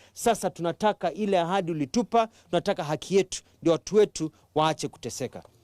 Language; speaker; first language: Swahili; non-native, local second language; Kamba